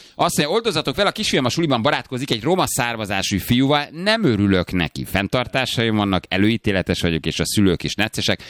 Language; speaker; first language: Hungarian; native; Hungarian